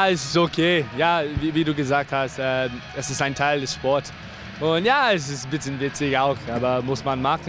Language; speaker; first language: German; non-native, learner; English